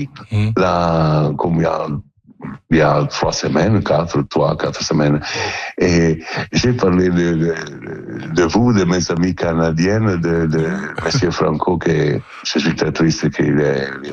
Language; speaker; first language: French; non-native, learner; Italian